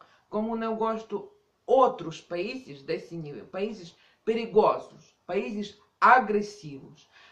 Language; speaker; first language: Portuguese; non-native, fluent; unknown